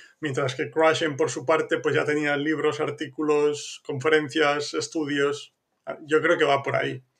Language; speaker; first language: Spanish; native; Spanish